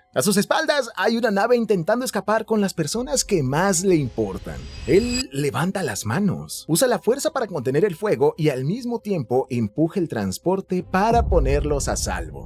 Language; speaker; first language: Spanish; native; Spanish